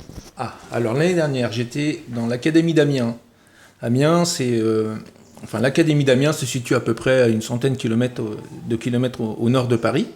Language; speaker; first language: French; native; French